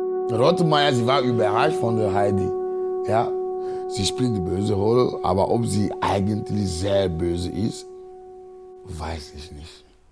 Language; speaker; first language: German; non-native, fluent; Ewe